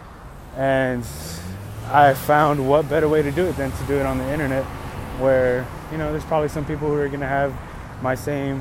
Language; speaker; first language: English; native; English